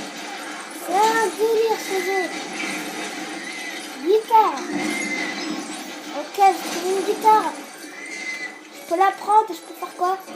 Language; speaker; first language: French; native; French